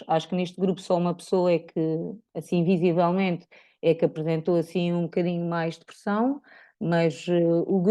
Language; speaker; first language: Portuguese; native; Portuguese